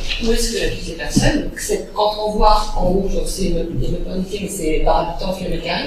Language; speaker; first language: French; native; French